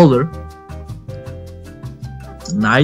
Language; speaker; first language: English; non-native, learner; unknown